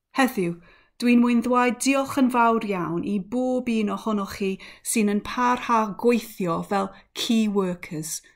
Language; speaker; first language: Welsh; non-native, learner; English